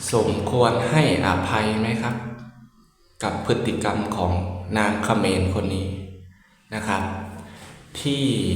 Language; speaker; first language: Thai; native; Thai